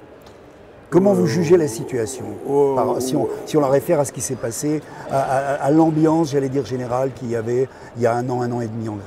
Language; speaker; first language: French; native; French